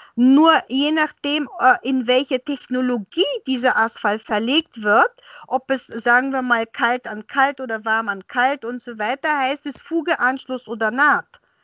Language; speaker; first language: German; early bilingual, other home language; Bulgarian